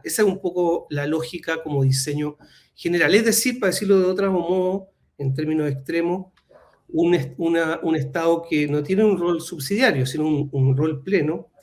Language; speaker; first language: Spanish; native; Spanish